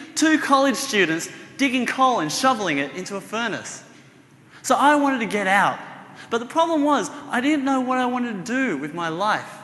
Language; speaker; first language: English; native; English